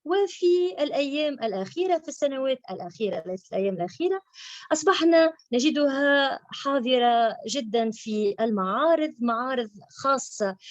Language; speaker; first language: Arabic; native; Arabic